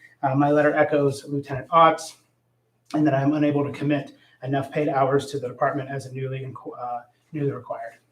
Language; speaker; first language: English; native; English